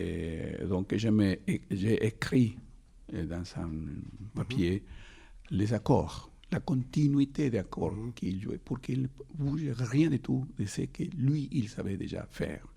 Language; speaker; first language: French; non-native, fluent; Spanish